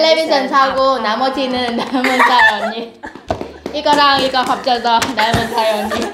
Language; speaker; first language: Korean; non-native, learner; Vietnamese